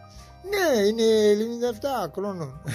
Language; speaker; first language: Greek; non-native, learner; French